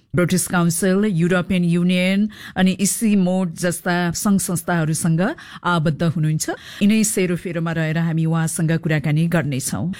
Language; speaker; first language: Nepali; native; Nepali